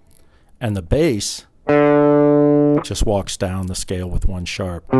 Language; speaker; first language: English; native; English